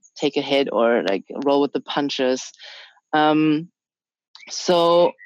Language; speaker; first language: English; early bilingual, other home language; Chinese